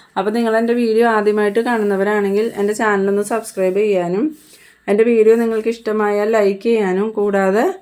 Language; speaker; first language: Malayalam; native; Malayalam